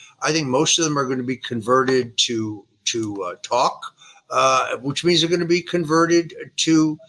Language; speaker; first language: English; native; English